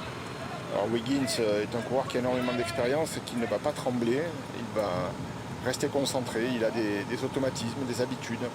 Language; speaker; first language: French; native; French